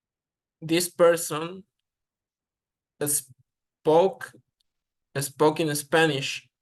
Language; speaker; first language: English; non-native, learner; Spanish